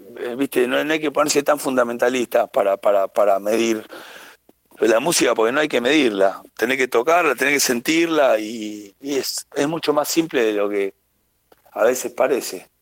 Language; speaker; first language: Spanish; native; Spanish